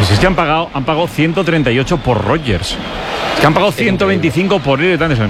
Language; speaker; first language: Spanish; native; Spanish